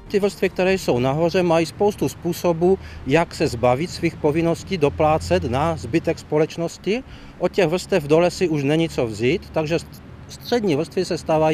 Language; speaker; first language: Czech; native; Czech